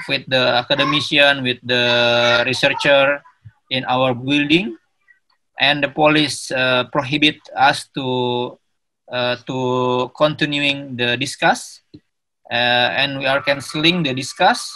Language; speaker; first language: English; non-native, learner; Indonesian